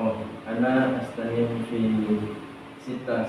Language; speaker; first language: Arabic; non-native, learner; Indonesian